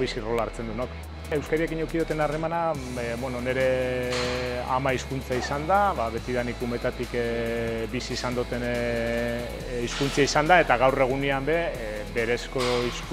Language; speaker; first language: Basque; native; Basque